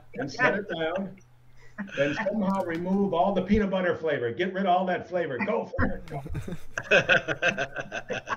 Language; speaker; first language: English; native; English